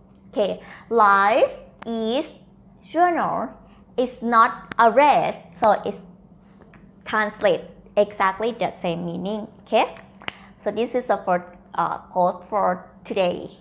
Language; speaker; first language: English; non-native, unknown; Thai